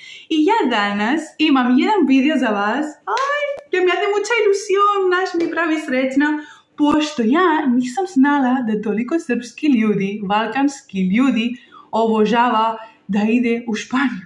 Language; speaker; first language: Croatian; non-native, learner; Spanish